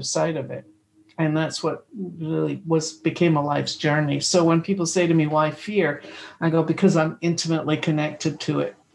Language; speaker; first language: English; native; English